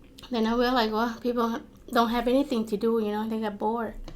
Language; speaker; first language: English; non-native, learner; Thai